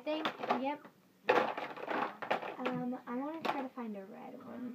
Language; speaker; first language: English; native; English